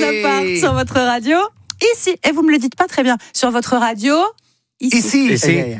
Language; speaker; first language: French; native; French